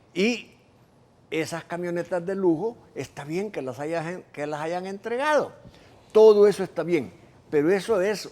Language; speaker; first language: Spanish; native; Spanish